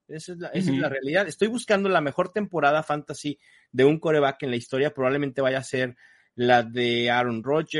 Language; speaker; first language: Spanish; native; Spanish